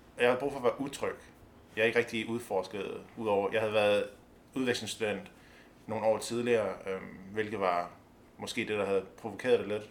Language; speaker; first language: Danish; native; Danish